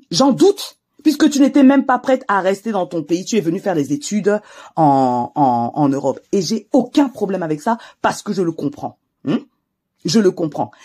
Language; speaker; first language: French; native; French